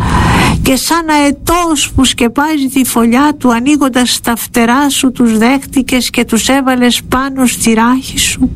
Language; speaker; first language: Greek; native; Greek